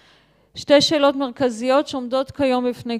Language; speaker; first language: Hebrew; native; Hebrew